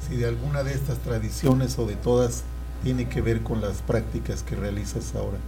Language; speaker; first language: Spanish; native; Spanish